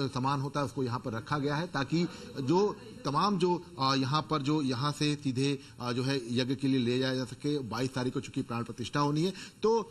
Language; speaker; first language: Hindi; native; Hindi